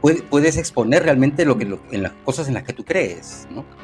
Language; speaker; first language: Spanish; native; Spanish